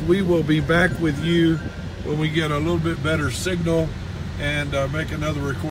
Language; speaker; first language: English; native; English